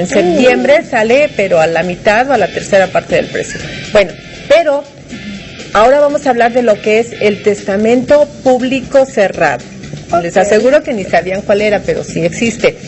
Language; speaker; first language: Spanish; native; Spanish